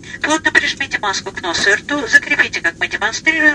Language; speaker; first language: Russian; native; Russian